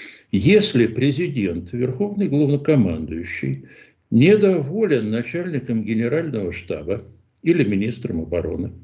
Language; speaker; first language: Russian; native; Russian